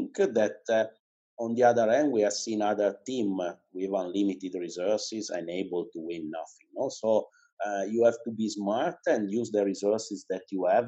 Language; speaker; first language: English; non-native, fluent; Italian